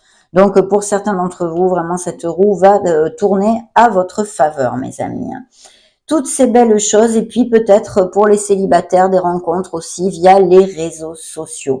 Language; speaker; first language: French; native; French